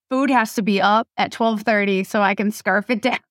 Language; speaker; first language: English; native; English